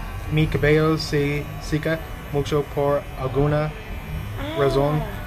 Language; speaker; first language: Spanish; non-native, learner; English